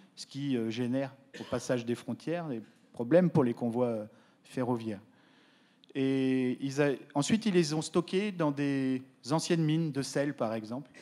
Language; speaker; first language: French; native; French